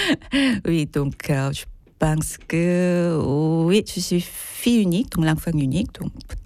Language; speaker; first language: French; non-native, fluent; Korean